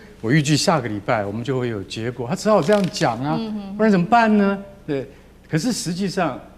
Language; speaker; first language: Chinese; native; Chinese